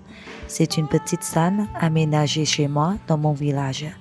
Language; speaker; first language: French; non-native, fluent; Vietnamese